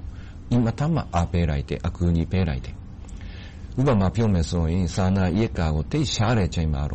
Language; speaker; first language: Burmese; non-native, fluent; Japanese